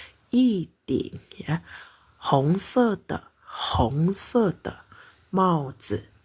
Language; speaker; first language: Chinese; non-native, fluent; Indonesian